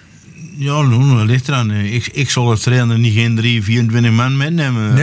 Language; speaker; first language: Dutch; native; Dutch